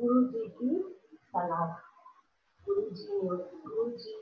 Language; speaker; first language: Hindi; non-native, local second language; Tamil